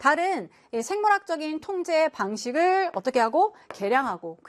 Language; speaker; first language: Korean; native; Korean